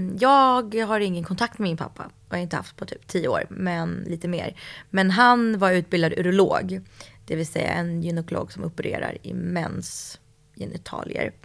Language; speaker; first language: Swedish; early bilingual, other home language; Russian